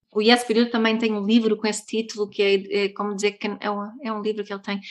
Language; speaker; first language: Portuguese; non-native, fluent; Swedish